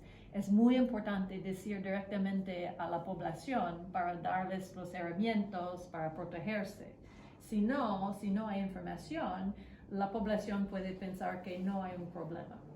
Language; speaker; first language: Spanish; non-native, fluent; English